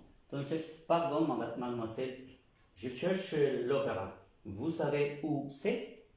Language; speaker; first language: French; non-native, fluent; Spanish